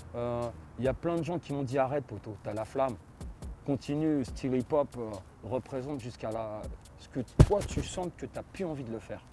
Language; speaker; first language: French; native; French